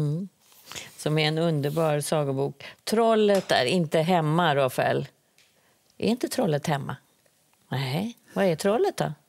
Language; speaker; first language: Swedish; native; Swedish